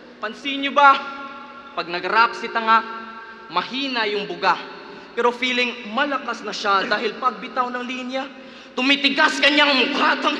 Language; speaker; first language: Filipino; non-native, local second language; Cebuano